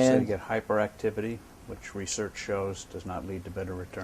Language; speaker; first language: English; native; English